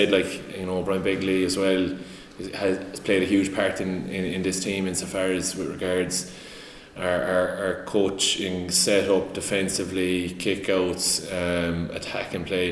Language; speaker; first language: English; native; English